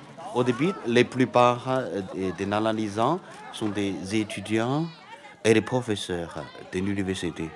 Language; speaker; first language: French; non-native, fluent; Chinese